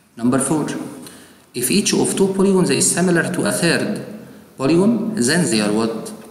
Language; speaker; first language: English; non-native, fluent; Arabic